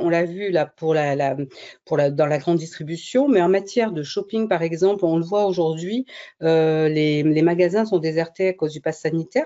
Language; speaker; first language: French; native; French